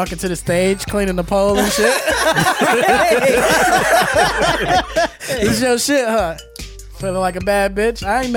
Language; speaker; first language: English; native; English